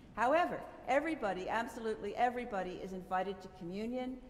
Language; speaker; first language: English; native; English